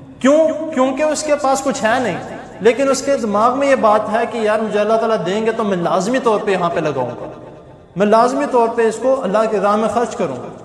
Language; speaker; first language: Urdu; non-native, local second language; Punjabi